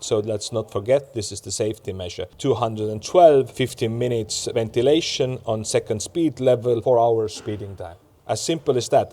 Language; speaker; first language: English; non-native, fluent; Estonian